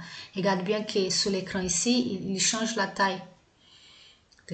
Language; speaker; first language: French; non-native, fluent; Portuguese